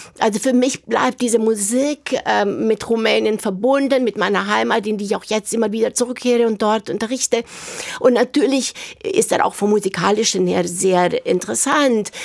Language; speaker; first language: German; early bilingual, heritage; German